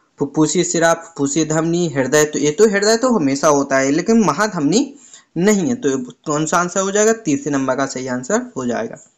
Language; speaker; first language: Hindi; native; Hindi